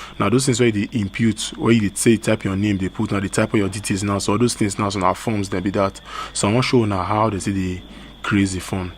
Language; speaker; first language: Nigerian Pidgin; native; Nigerian Pidgin